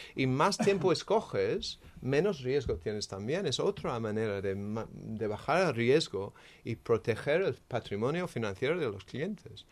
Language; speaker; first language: Spanish; non-native, fluent; English